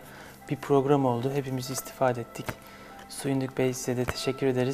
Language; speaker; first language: Turkish; native; Turkish